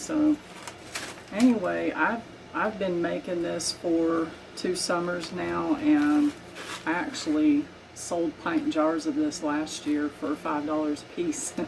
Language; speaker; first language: English; native; English